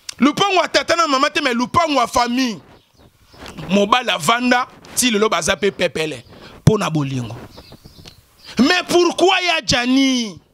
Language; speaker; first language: Lingala; native; Lingala